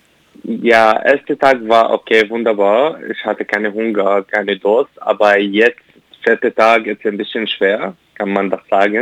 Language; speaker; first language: German; non-native, learner; Arabic